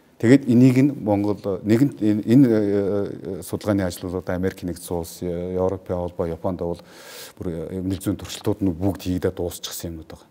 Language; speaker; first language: Mongolian; native; Mongolian